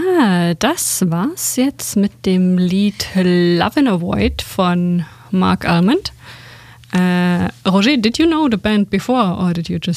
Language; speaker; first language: German; native; German